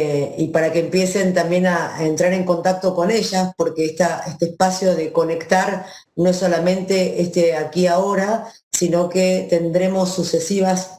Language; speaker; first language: Spanish; native; Spanish